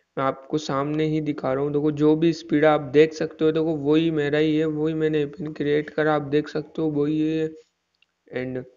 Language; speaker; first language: Hindi; native; Hindi